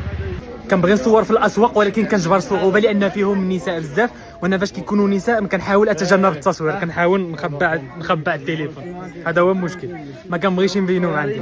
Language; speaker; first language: Arabic; native; Arabic